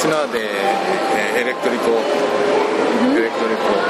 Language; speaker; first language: Spanish; non-native, learner; Japanese